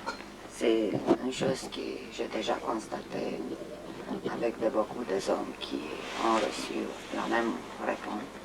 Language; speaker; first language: French; non-native, fluent; Romanian